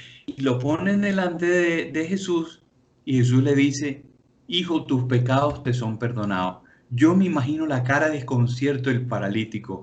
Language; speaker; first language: Spanish; native; Spanish